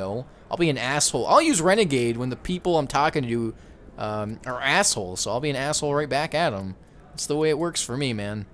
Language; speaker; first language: English; native; English